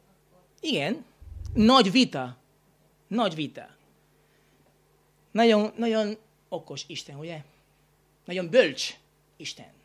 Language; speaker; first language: Hungarian; non-native, learner; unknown